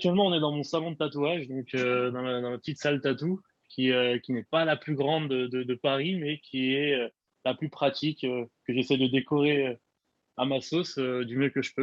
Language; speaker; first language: French; native; French